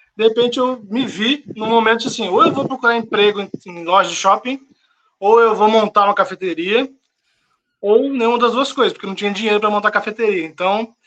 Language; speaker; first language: Portuguese; native; Portuguese